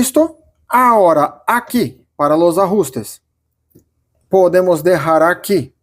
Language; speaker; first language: Spanish; non-native, fluent; Portuguese